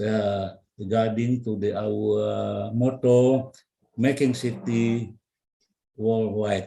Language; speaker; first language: English; non-native, learner; Indonesian